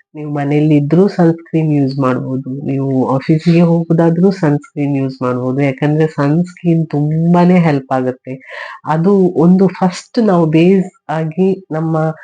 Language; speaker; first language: Kannada; non-native, local second language; Tulu